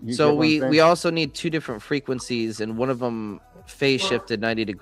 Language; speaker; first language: English; native; English